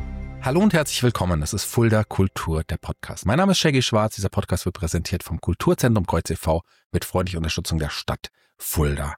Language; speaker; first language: German; native; German